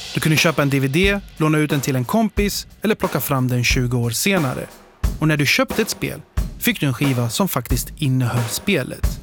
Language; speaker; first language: Swedish; native; Swedish